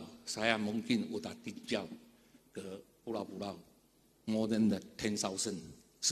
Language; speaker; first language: Indonesian; non-native, fluent; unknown